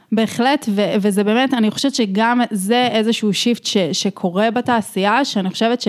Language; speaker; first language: Hebrew; native; Hebrew